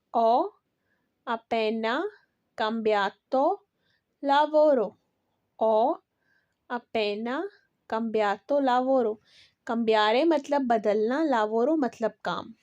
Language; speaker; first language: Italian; non-native, fluent; Urdu